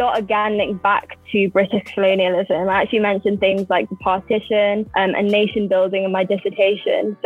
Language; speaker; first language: English; native; English